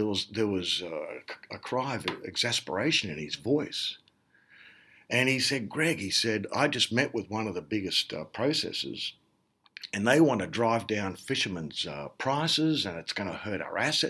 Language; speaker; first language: English; native; English